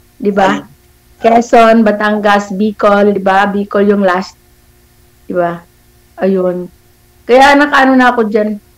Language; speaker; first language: Filipino; native; Filipino